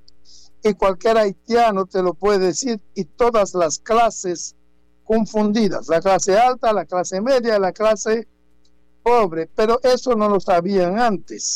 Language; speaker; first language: Spanish; non-native, fluent; Haitian Creole